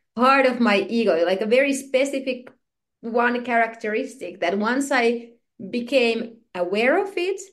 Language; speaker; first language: English; non-native, fluent; Finnish